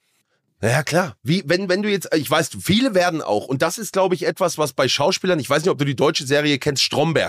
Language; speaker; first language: German; native; German